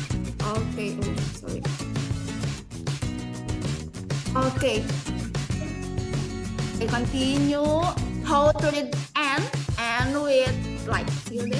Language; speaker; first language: English; non-native, local second language; Indonesian